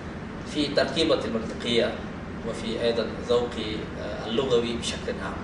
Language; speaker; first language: Arabic; non-native, fluent; Indonesian